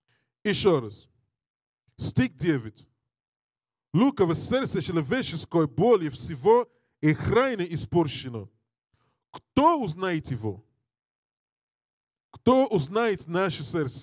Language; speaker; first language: Russian; non-native, learner; English